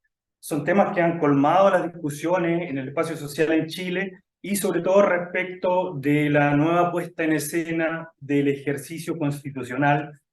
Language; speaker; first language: Spanish; native; Spanish